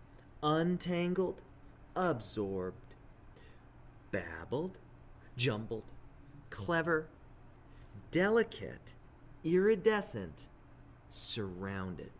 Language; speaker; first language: English; native; English